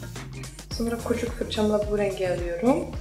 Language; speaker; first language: Turkish; non-native, fluent; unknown